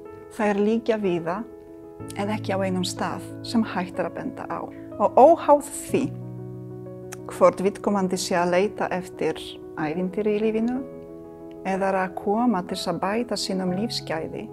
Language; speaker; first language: Icelandic; non-native, fluent; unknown